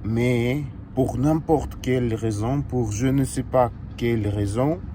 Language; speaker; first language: French; non-native, learner; Russian